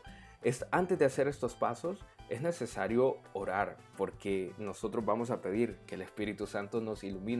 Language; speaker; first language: Spanish; native; Spanish